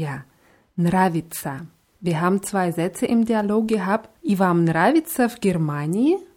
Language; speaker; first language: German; non-native, fluent; Russian